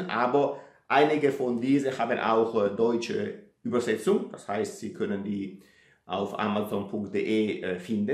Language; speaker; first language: German; non-native, fluent; Italian